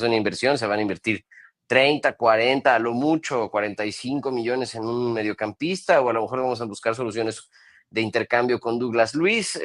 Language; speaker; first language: Spanish; native; Spanish